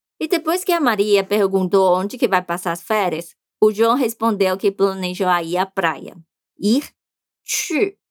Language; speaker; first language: Portuguese; non-native, fluent; Chinese